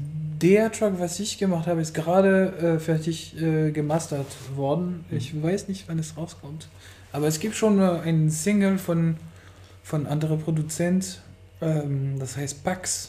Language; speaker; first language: German; non-native, fluent; French